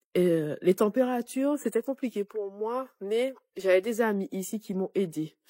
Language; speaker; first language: French; native; French